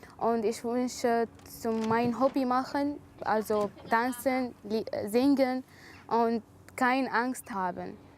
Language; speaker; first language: German; non-native, learner; Arabic